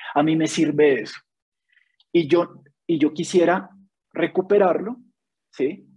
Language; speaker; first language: Spanish; native; Spanish